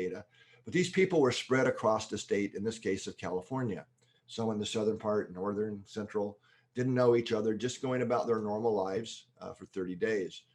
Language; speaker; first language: English; native; English